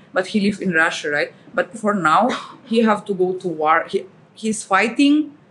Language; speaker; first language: English; non-native, fluent; Russian